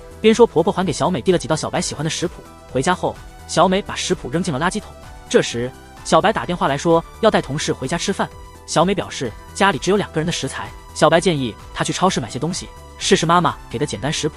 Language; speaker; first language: Chinese; native; Chinese